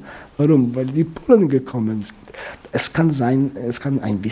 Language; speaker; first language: German; non-native, fluent; Polish